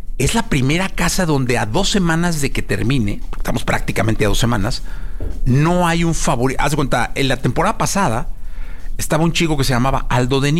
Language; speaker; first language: Spanish; native; Spanish